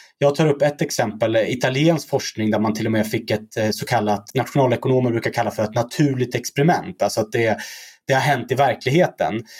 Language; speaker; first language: Swedish; early bilingual, other home language; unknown